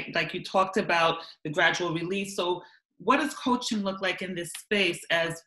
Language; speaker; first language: English; native; English